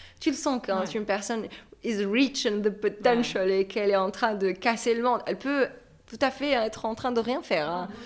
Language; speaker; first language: French; non-native, local second language; Arabic